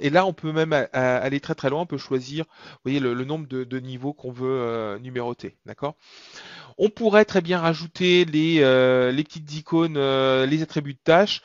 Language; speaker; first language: French; native; French